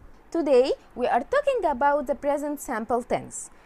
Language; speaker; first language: English; non-native, fluent; Arabic